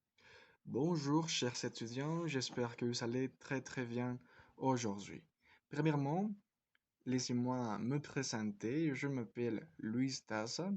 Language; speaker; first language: French; non-native, fluent; Spanish